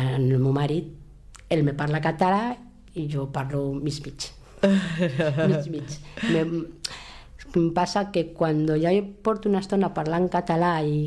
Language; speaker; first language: Catalan; non-native, local second language; Spanish